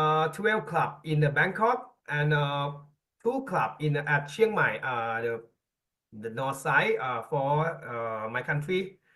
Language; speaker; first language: English; non-native, learner; Thai